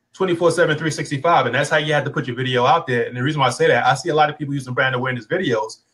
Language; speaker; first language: English; native; English